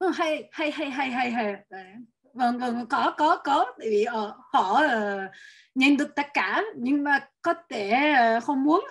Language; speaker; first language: Vietnamese; non-native, learner; French